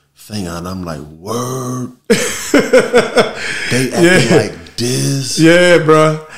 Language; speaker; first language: English; native; English